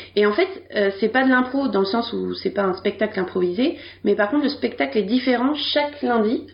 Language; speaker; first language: French; native; French